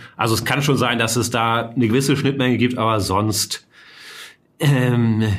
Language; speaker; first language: German; native; German